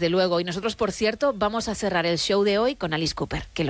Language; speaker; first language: Spanish; native; Spanish